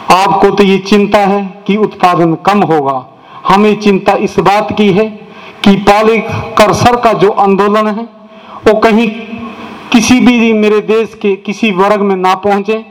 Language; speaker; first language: Hindi; native; Hindi